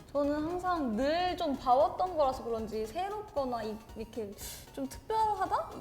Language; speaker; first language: Korean; native; Korean